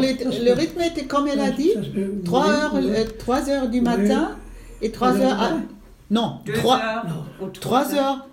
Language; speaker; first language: French; non-native, fluent; German